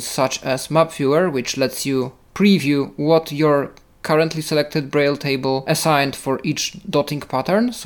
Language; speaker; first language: English; non-native, fluent; Polish